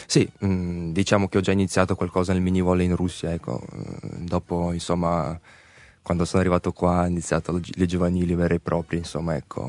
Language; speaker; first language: Italian; early bilingual, other home language; Russian